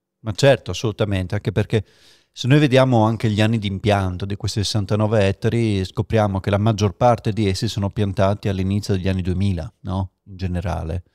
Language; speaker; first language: Italian; native; Italian